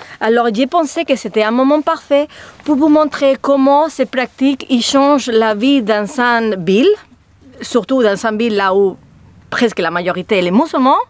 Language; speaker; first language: French; non-native, fluent; Spanish